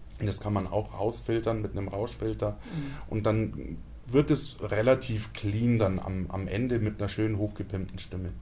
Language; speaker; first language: German; native; German